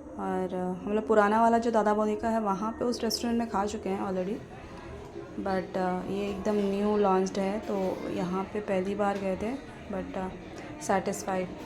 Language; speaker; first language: Hindi; non-native, local second language; Bangla